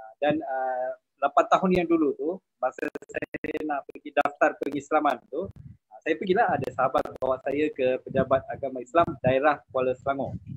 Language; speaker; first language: Malay; non-native, local second language; Tamil